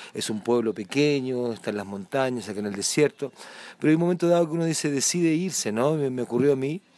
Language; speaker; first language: Spanish; native; Spanish